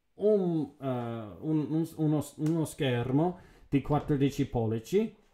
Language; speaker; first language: Italian; non-native, fluent; English